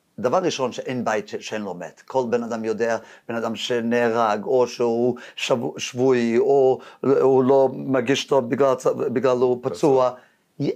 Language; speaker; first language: Hebrew; non-native, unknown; English